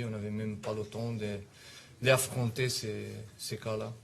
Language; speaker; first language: French; non-native, fluent; Italian